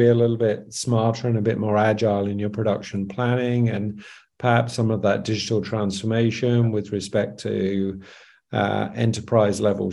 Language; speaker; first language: English; native; English